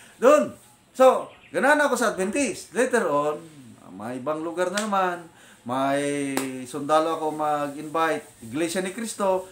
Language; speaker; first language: Filipino; non-native, local second language; Iloko